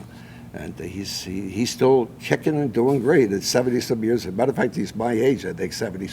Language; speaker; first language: English; native; English